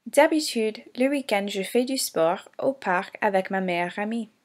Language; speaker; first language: French; non-native, fluent; English